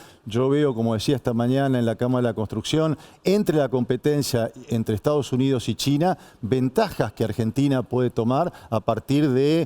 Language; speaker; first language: Spanish; native; Spanish